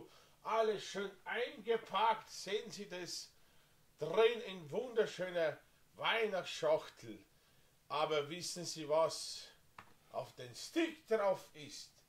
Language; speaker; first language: German; non-native, fluent; Slovenian